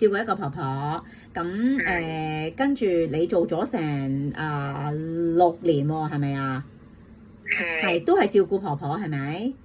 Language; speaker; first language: Cantonese; native; Cantonese